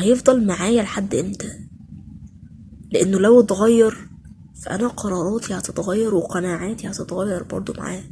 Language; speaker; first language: Arabic; native; Arabic